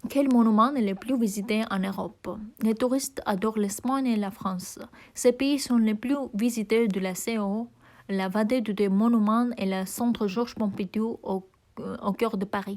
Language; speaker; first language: French; non-native, learner; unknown